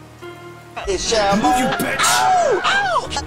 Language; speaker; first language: English; native; English